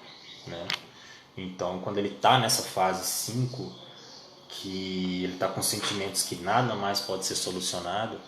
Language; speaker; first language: Portuguese; native; Portuguese